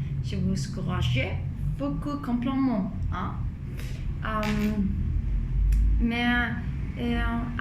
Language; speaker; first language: French; non-native, fluent; Spanish